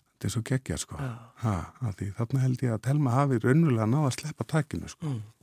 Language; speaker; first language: Icelandic; native; Icelandic